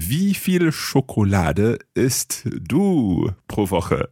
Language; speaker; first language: German; non-native, learner; English